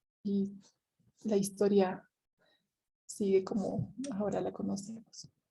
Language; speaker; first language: Spanish; native; Spanish